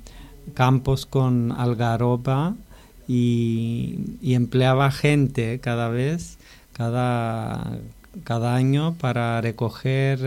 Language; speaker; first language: Spanish; non-native, fluent; Greek